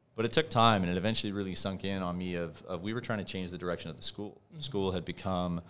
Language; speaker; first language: English; native; English